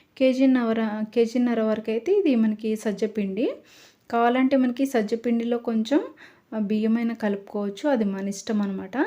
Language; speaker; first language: Telugu; non-native, local second language; Lambadi